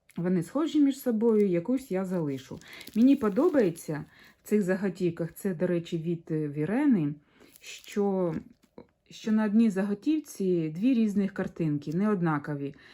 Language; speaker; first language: Ukrainian; non-native, local second language; Russian